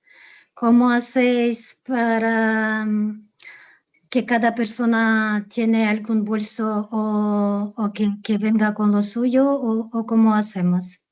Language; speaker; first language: Spanish; non-native, fluent; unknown